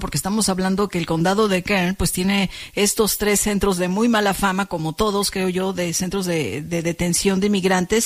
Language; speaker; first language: Spanish; native; Spanish